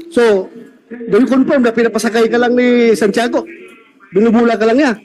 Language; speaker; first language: Filipino; native; Filipino